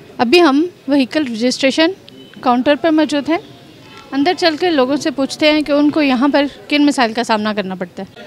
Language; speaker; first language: Urdu; native; Urdu